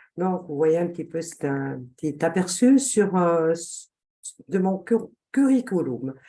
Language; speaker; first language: French; non-native, fluent; Spanish